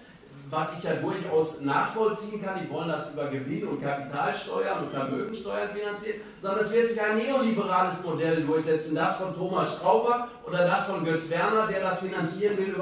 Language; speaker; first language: German; native; German